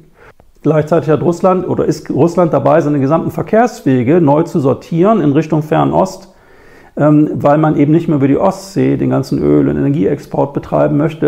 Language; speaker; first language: German; native; German